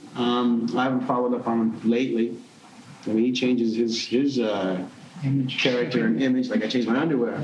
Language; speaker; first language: English; non-native, fluent; Dutch